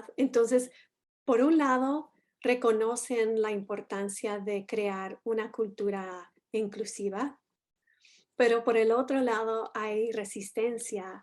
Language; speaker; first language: Spanish; non-native, fluent; English